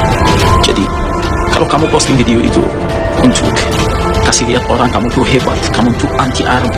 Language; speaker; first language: Indonesian; non-native, fluent; Arabic